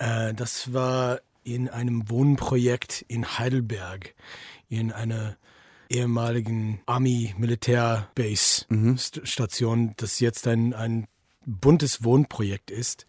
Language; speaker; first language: German; non-native, fluent; English